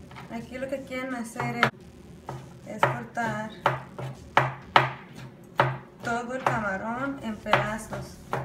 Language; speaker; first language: Spanish; early bilingual, heritage; Spanish